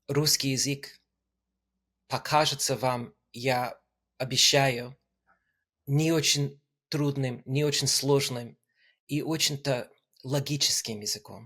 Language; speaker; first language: Russian; non-native, fluent; English